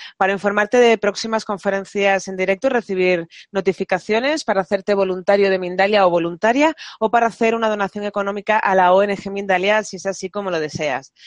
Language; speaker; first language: Spanish; native; Spanish